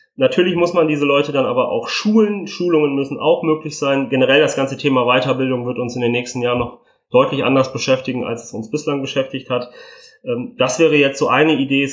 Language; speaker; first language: German; early bilingual, other home language; Italian